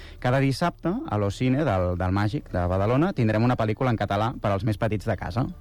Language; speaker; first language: Catalan; native; Catalan